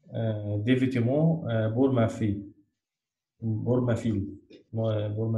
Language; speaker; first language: French; non-native, learner; Arabic